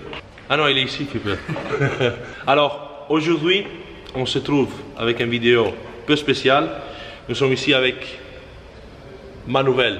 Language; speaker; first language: French; non-native, fluent; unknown